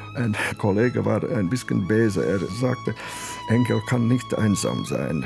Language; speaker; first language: German; non-native, learner; Latvian